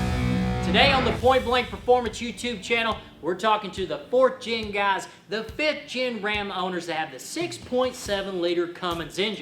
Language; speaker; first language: English; native; English